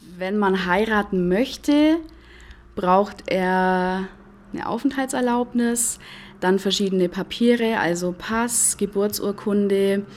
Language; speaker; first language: German; native; German